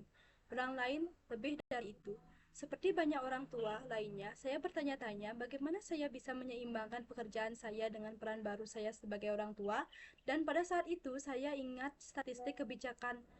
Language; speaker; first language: Indonesian; non-native, local second language; Balinese